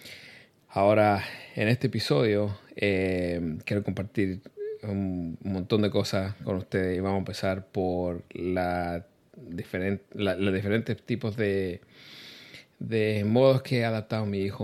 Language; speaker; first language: Spanish; early bilingual, heritage; Spanish